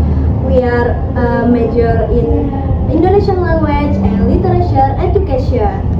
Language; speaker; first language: English; non-native, learner; Indonesian